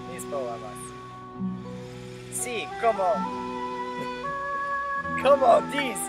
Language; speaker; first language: Spanish; non-native, learner; English